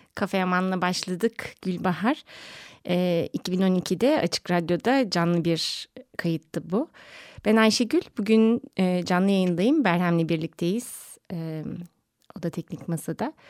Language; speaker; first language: Turkish; native; Turkish